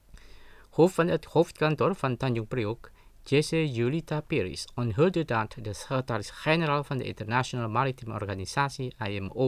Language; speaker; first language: Dutch; non-native, fluent; Indonesian